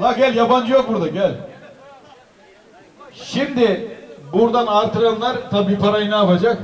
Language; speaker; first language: Turkish; native; Turkish